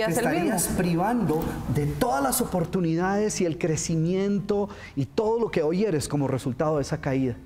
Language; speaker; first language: Spanish; native; Spanish